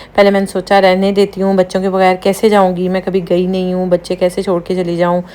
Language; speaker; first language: Urdu; native; Urdu